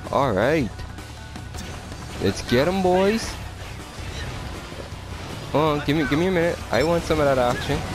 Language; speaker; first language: English; native; English